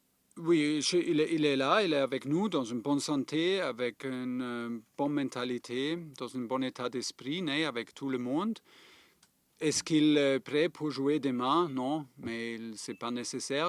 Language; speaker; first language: French; non-native, fluent; German